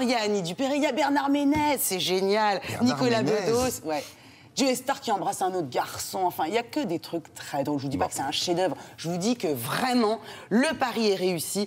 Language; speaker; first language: French; native; French